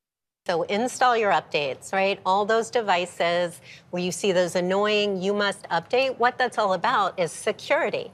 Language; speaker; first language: English; native; English